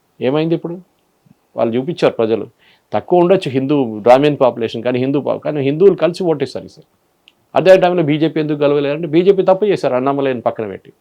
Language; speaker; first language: Telugu; non-native, fluent; Malayalam